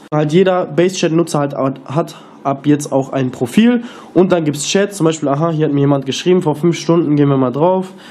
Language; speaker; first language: German; early bilingual, other home language; Turkish